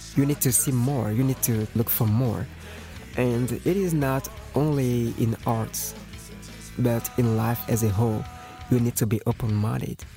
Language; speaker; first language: English; non-native, fluent; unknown